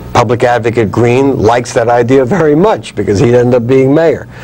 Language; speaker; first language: English; native; English